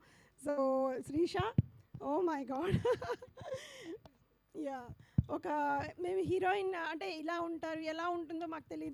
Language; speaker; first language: Telugu; native; Telugu